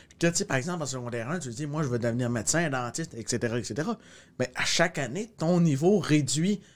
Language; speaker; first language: French; native; French